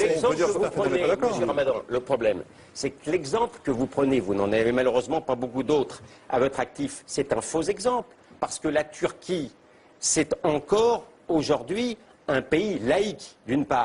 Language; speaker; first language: French; native; French